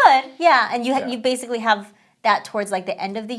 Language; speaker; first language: English; native; English